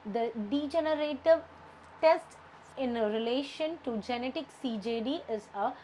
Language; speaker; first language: English; non-native, local second language; Tamil